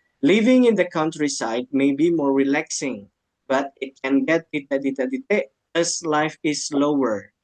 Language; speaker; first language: English; non-native, fluent; Indonesian